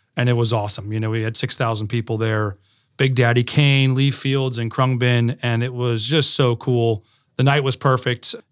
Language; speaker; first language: English; native; English